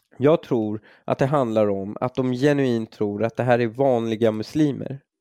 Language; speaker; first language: Swedish; early bilingual, other home language; Persian